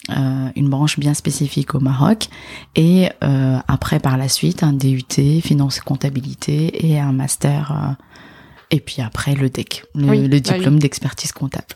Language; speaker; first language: French; non-native, local second language; Arabic